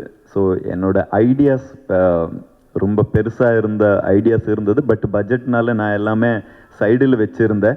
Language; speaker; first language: Tamil; non-native, learner; Kannada